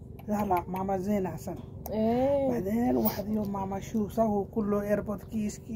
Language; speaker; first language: Arabic; non-native, learner; Nepali